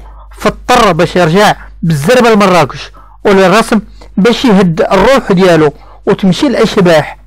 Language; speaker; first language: Arabic; native; Arabic